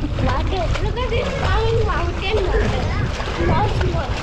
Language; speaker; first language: English; non-native, learner; Hindi